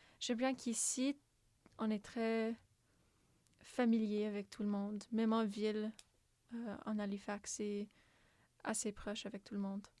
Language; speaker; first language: French; non-native, local second language; English